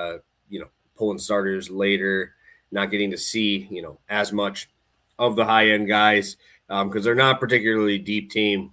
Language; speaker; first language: English; native; English